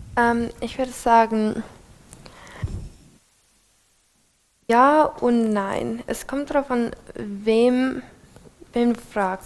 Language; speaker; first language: German; non-native, fluent; English